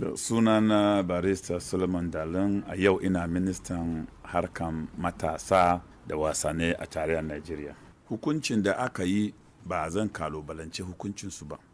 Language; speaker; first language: Hausa; native; Hausa